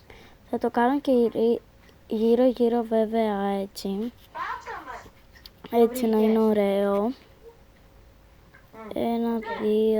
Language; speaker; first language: Greek; native; Greek